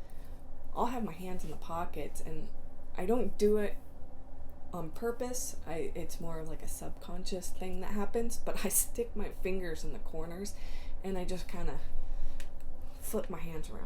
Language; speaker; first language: English; native; English